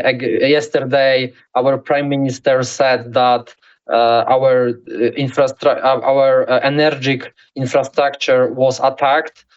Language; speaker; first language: English; non-native, learner; Polish